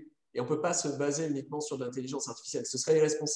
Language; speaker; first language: French; native; French